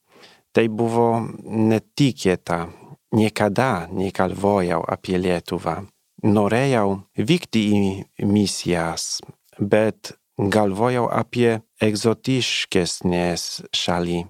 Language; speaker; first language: Lithuanian; non-native, learner; Polish